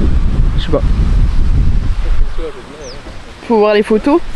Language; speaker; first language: French; native; French